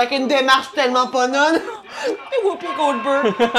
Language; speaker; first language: French; native; French